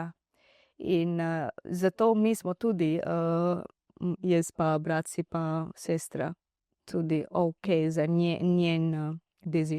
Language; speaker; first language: Slovenian; non-native, learner; Divehi